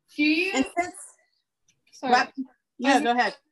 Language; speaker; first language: English; native; English